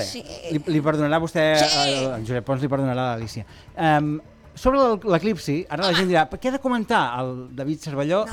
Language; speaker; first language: Catalan; native; Catalan